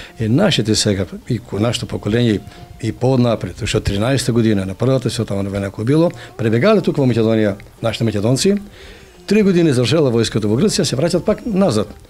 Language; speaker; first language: Macedonian; native; Macedonian